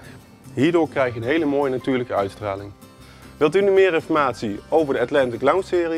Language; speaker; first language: Dutch; native; Dutch